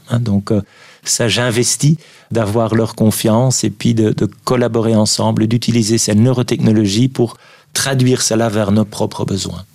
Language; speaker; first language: French; native; French